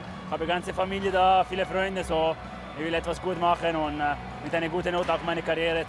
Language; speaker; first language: German; non-native, local second language; Italian